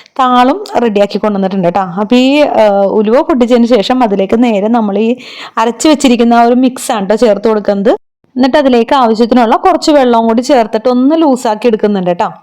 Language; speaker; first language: Malayalam; native; Malayalam